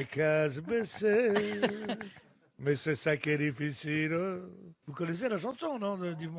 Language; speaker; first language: French; native; French